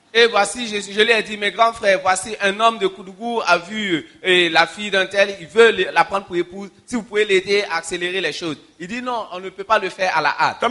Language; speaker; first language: French; non-native, local second language; Mossi